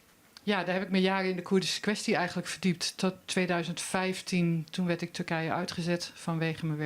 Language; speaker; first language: Dutch; native; Dutch